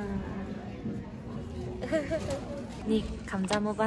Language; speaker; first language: Korean; native; Korean